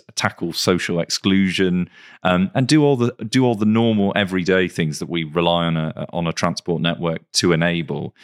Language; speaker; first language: English; native; English